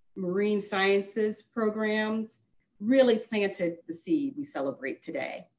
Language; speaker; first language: English; native; English